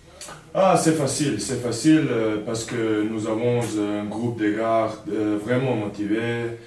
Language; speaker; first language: French; non-native, learner; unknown